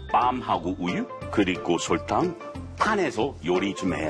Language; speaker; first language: Korean; non-native, learner; English